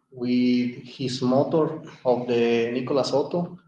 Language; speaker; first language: English; non-native, learner; Spanish